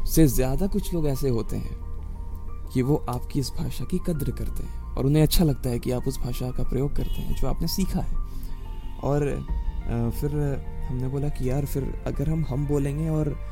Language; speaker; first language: Hindi; native; Hindi